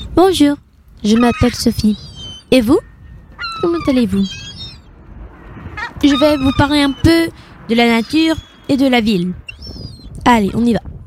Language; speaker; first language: French; non-native, learner; English